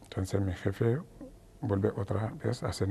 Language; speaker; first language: Spanish; non-native, learner; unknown